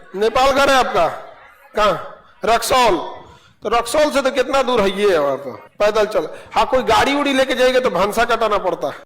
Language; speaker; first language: Hindi; native; Hindi